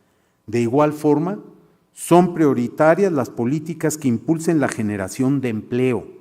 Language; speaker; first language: Spanish; native; Spanish